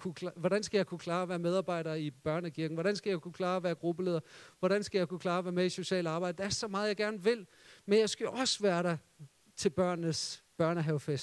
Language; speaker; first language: Danish; native; Danish